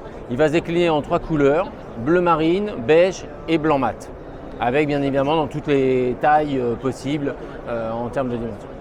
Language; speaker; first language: French; native; French